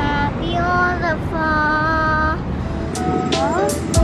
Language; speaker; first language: Chinese; early bilingual, heritage; Chinese